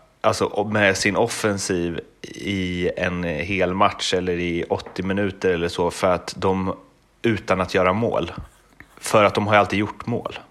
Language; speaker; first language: Swedish; native; Swedish